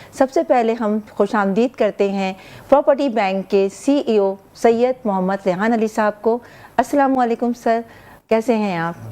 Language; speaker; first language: Urdu; native; Urdu